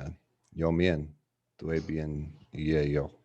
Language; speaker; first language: Chinese; non-native, learner; English